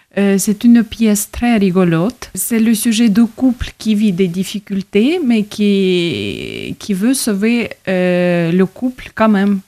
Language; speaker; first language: French; non-native, fluent; Ukrainian